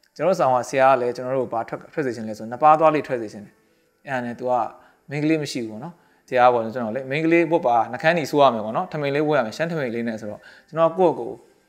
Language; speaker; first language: Burmese; non-native, local second language; Shan